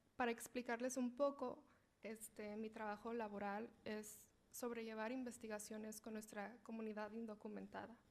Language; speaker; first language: Spanish; early bilingual, heritage; Spanish